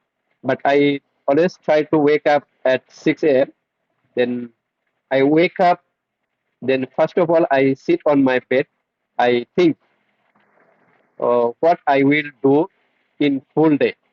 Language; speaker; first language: English; non-native, learner; Bangla